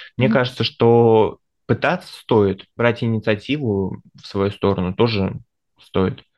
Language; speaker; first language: Russian; native; Russian